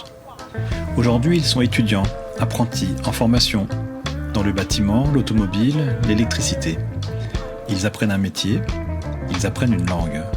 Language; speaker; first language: French; native; French